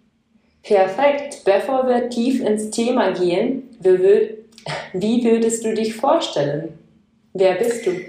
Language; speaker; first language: German; non-native, fluent; Czech